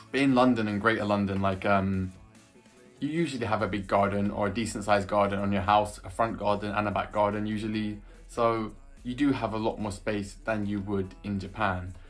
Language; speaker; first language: English; native; English